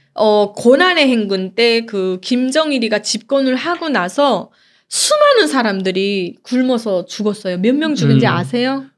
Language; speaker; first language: Korean; native; Korean